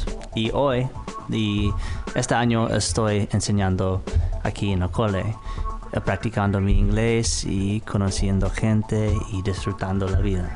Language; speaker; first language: Spanish; non-native, fluent; English